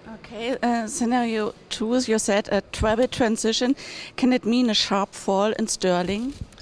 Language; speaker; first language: English; non-native, fluent; German